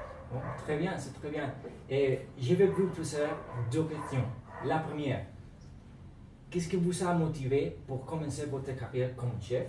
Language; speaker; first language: French; non-native, learner; Spanish